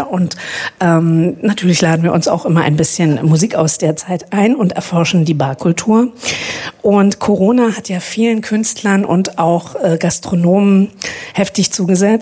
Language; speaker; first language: German; native; German